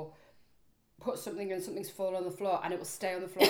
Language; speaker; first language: English; native; English